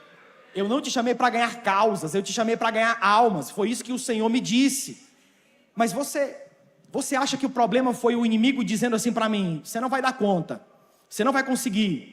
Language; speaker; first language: Portuguese; native; Portuguese